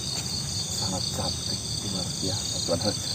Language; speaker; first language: Indonesian; native; Indonesian